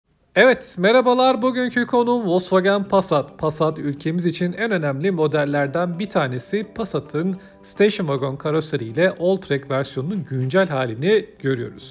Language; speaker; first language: Turkish; native; Turkish